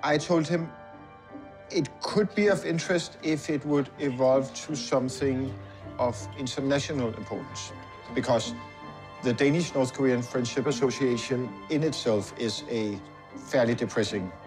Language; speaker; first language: English; non-native, fluent; Danish